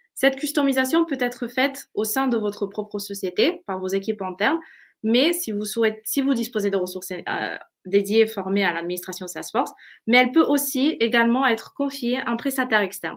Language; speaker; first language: French; native; French